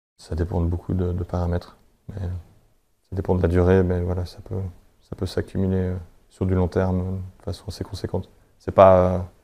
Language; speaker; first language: French; native; French